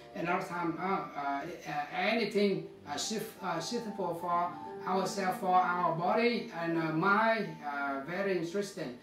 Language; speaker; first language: English; non-native, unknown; Vietnamese